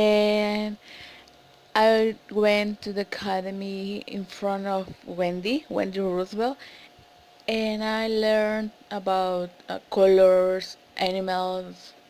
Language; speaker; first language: English; non-native, learner; Spanish